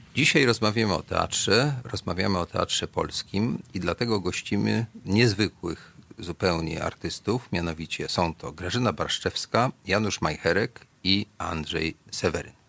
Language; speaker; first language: Polish; native; Polish